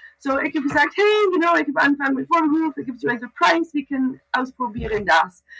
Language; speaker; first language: German; non-native, learner; English